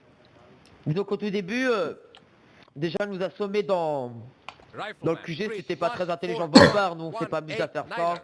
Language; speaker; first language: French; native; French